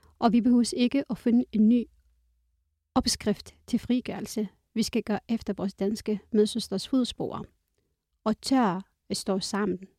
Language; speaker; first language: Danish; non-native, fluent; Arabic